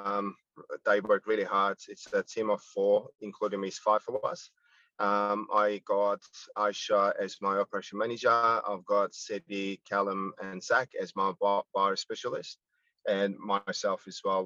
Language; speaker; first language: English; non-native, fluent; Greek